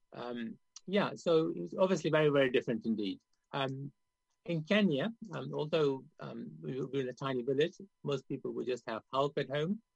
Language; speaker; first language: English; non-native, local second language; Gujarati